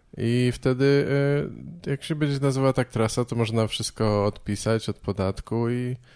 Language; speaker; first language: Polish; native; Polish